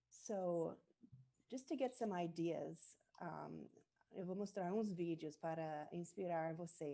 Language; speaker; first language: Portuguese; non-native, learner; English